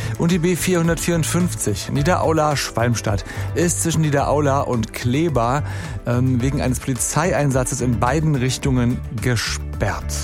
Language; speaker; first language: German; native; German